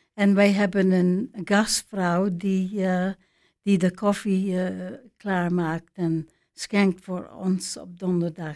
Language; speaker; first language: Dutch; non-native, fluent; English